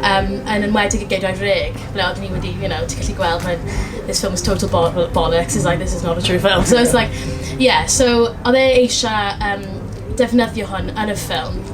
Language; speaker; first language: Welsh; non-native, local second language; English